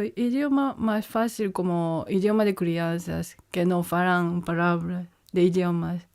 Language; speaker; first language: Portuguese; non-native, learner; Japanese